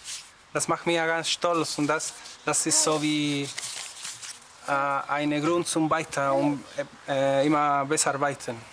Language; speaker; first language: German; non-native, learner; Spanish